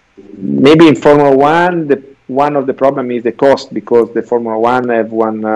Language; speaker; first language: English; non-native, learner; Italian